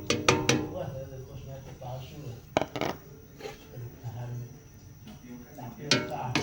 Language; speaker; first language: Indonesian; non-native, local second language; Javanese